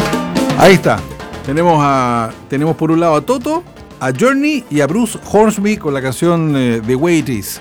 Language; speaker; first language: Spanish; native; Spanish